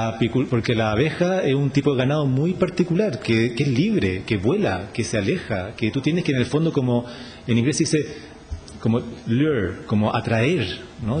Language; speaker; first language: Spanish; native; Spanish